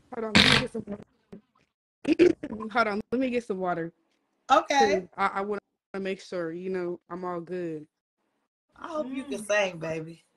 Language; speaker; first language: English; native; English